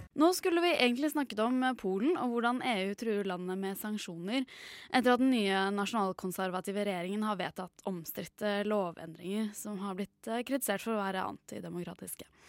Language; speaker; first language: Norwegian; native; Norwegian